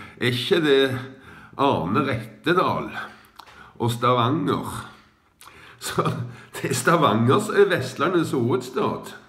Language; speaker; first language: Norwegian; native; Norwegian